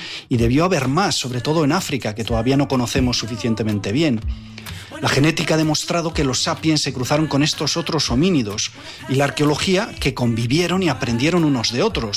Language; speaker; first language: Spanish; native; Spanish